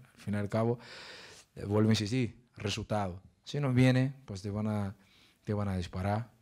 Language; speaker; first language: Spanish; non-native, fluent; Portuguese